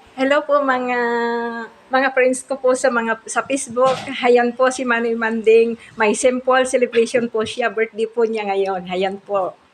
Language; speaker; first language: Filipino; non-native, local second language; Bikol